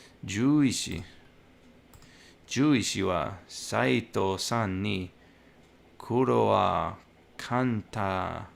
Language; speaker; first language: Japanese; non-native, learner; English